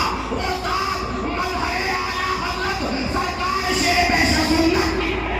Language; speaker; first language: Urdu; native; Urdu